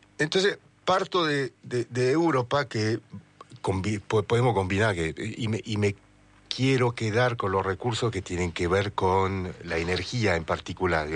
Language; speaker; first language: Spanish; non-native, fluent; French